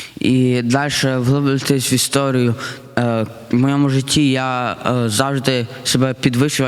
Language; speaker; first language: Ukrainian; early bilingual, heritage; Ukrainian